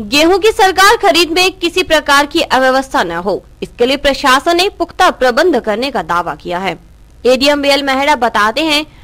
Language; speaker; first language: Hindi; native; Hindi